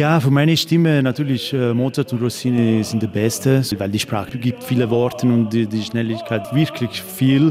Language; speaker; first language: German; non-native, learner; Italian